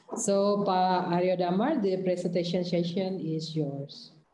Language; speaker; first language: English; non-native, fluent; Indonesian